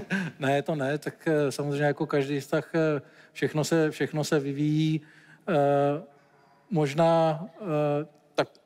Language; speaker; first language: Czech; native; Czech